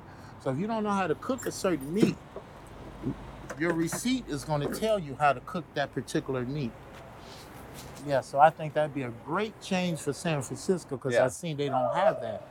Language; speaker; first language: English; native; English